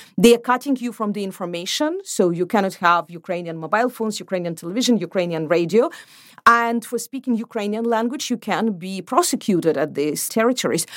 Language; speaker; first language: English; non-native, fluent; Ukrainian